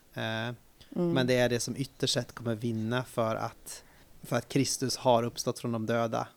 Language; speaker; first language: Swedish; native; Swedish